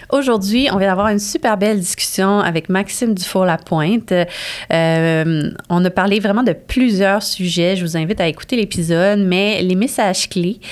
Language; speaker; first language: French; native; French